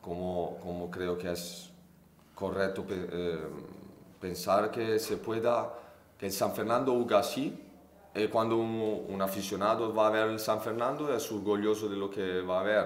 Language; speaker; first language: Spanish; non-native, fluent; Italian